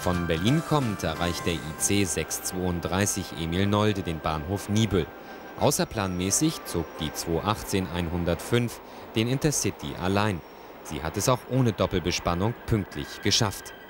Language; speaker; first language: German; native; German